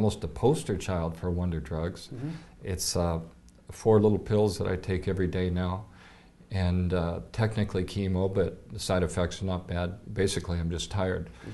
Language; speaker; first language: English; native; English